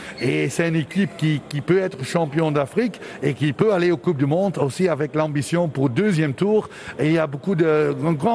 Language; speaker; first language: French; non-native, local second language; Dutch